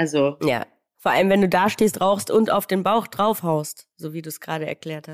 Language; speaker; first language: German; native; German